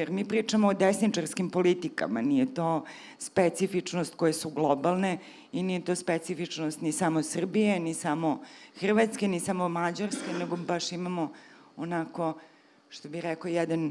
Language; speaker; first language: Serbian; native; Serbian